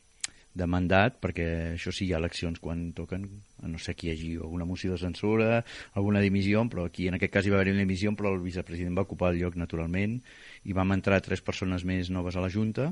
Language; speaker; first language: Catalan; native; Catalan